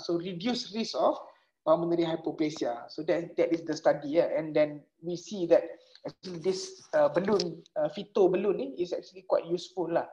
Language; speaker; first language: English; non-native, local second language; Malay